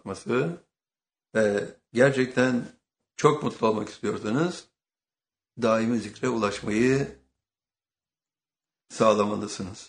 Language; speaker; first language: Turkish; native; Turkish